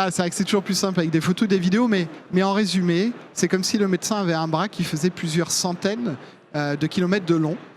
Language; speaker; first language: French; native; French